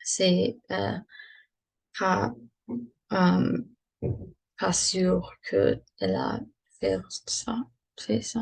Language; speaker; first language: French; non-native, learner; English